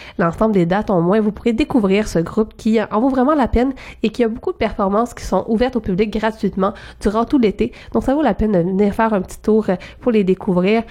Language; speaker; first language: French; native; French